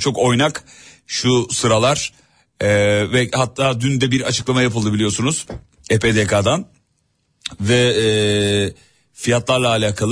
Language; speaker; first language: Turkish; native; Turkish